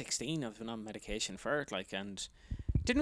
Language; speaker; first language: English; native; English